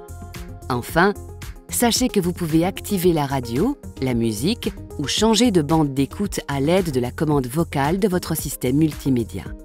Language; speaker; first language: French; native; French